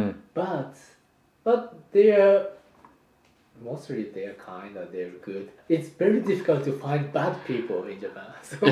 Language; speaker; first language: English; non-native, fluent; Japanese